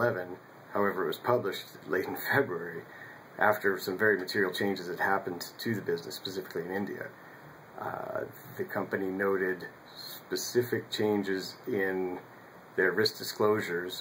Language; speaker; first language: English; native; English